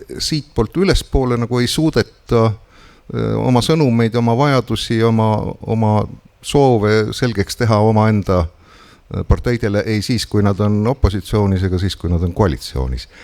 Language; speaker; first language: Estonian; native; Estonian